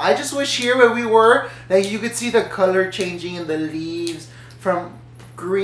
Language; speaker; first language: English; early bilingual, other home language; Spanish